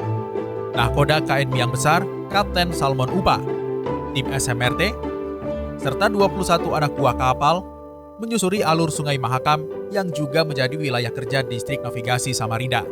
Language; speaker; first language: Indonesian; native; Indonesian